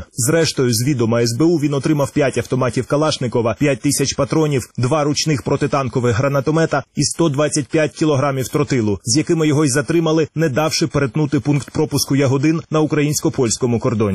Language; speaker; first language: Ukrainian; native; Ukrainian